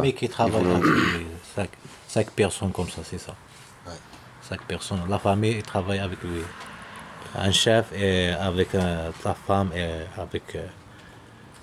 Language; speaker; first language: French; non-native, learner; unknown